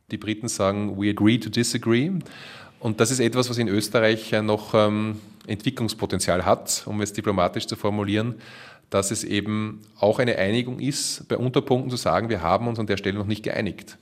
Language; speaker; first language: German; native; German